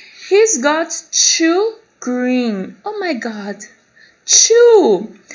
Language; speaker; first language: English; non-native, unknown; Portuguese